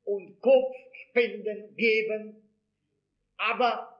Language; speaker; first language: German; non-native, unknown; Italian